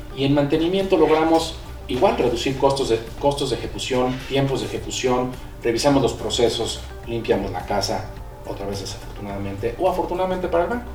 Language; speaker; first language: Spanish; native; Spanish